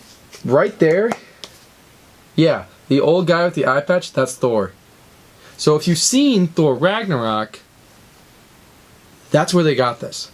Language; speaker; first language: English; native; English